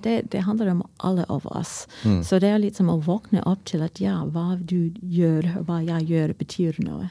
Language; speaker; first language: Norwegian; non-native, fluent; English